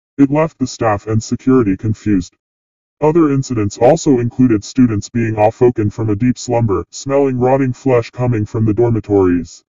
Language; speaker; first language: English; native; English